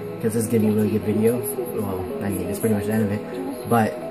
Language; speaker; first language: English; native; English